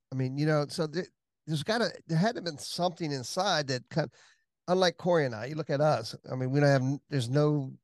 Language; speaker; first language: English; native; English